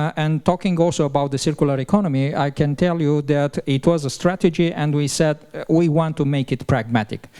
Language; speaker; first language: English; non-native, fluent; Romanian